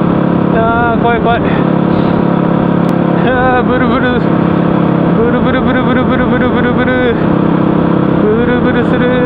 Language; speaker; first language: Japanese; native; Japanese